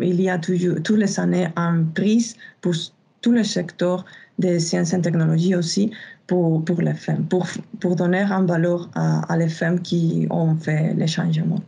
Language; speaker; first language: French; non-native, fluent; Spanish